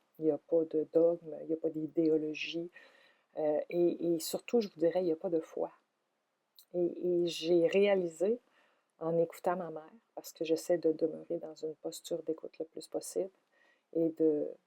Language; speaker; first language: French; native; French